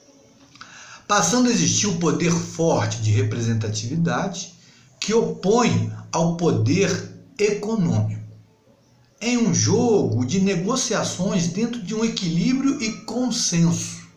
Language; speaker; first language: Portuguese; native; Portuguese